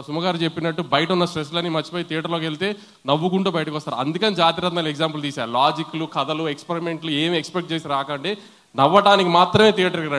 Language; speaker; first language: Telugu; native; Telugu